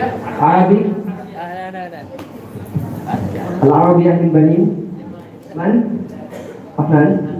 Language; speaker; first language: Arabic; non-native, learner; Indonesian